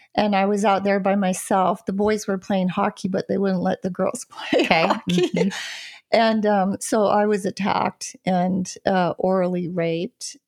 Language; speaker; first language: English; native; English